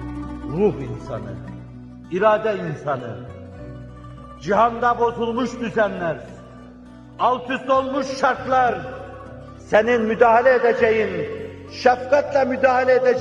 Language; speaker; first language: Turkish; native; Turkish